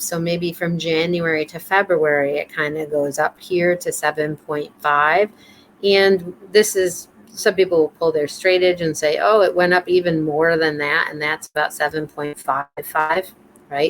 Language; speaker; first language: English; native; English